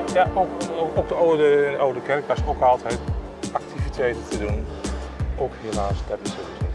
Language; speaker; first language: Dutch; native; Dutch